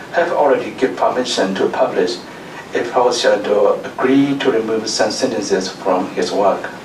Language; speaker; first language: English; non-native, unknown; Burmese